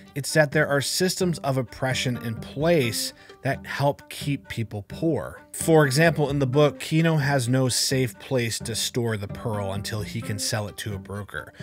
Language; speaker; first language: English; native; English